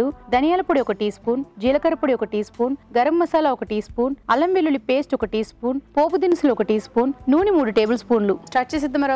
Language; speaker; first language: Telugu; native; Telugu